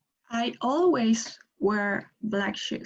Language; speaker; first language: English; non-native, learner; Spanish